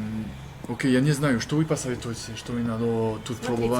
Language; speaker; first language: Russian; non-native, learner; French